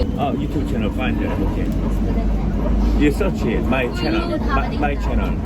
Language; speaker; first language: English; non-native, learner; Korean